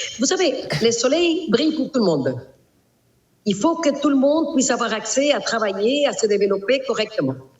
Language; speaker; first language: French; non-native, fluent; Spanish